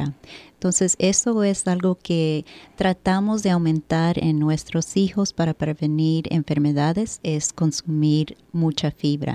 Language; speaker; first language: Spanish; early bilingual, heritage; Spanish